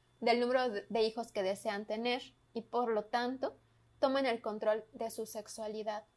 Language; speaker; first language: Spanish; native; Spanish